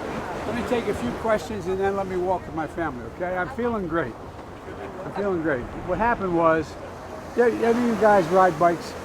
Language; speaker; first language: English; native; English